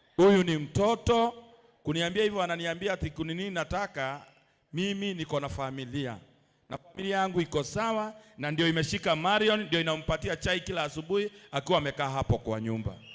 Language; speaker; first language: Swahili; non-native, local second language; Masai